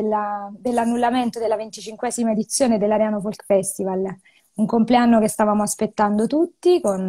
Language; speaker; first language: Italian; native; Italian